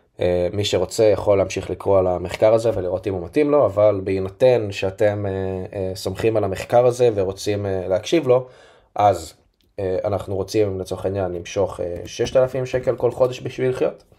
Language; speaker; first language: Hebrew; native; Hebrew